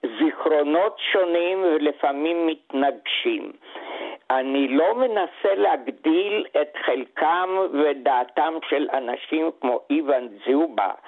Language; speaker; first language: Hebrew; non-native, fluent; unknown